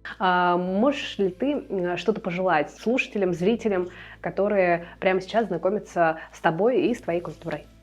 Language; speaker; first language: Russian; native; Russian